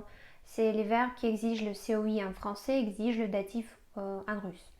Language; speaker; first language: French; non-native, fluent; Russian